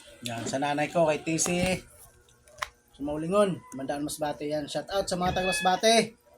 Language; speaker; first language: Filipino; native; Filipino